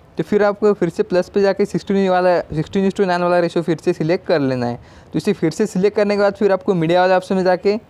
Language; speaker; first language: Hindi; non-native, local second language; Marathi